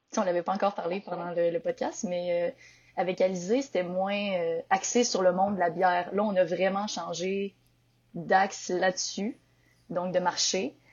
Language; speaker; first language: French; native; French